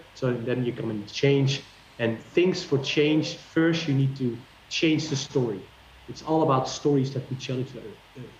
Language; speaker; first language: English; non-native, fluent; Dutch